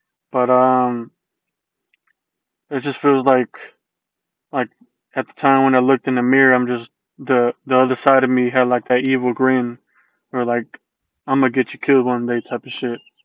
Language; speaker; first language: English; early bilingual, other home language; Spanish